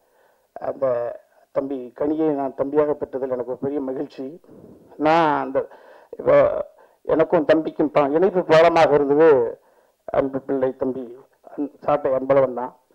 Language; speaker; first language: Tamil; native; Tamil